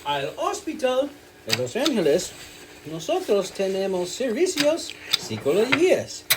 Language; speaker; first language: Spanish; non-native, learner; English